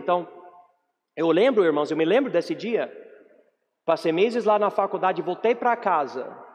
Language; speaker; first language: Portuguese; non-native, fluent; English